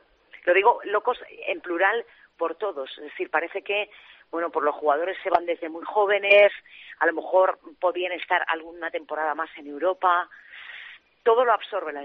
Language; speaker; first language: Spanish; native; Spanish